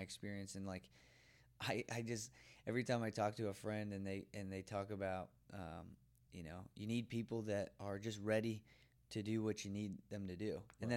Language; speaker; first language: English; native; English